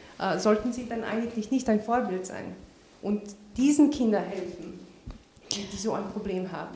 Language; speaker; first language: German; early bilingual, other home language; Albanian